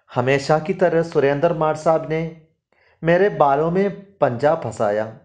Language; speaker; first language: Hindi; non-native, local second language; Malayalam